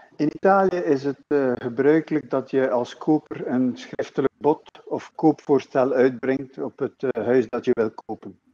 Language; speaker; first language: Dutch; native; Dutch